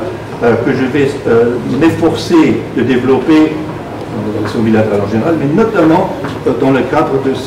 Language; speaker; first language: French; non-native, fluent; German